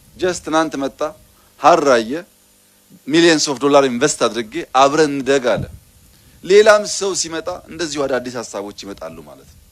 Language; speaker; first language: Amharic; non-native, local second language; Oromo